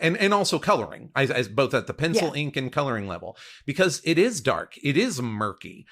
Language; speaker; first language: English; native; English